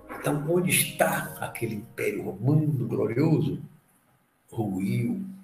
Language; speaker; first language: Portuguese; native; Portuguese